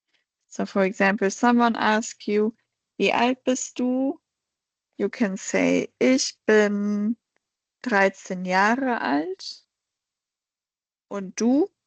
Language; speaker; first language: German; non-native, fluent; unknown